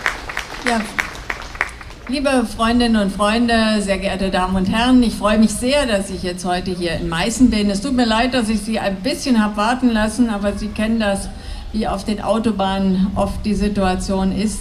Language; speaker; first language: German; native; German